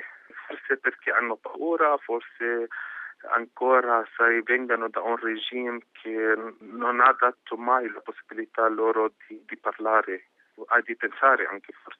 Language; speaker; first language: Italian; non-native, fluent; Arabic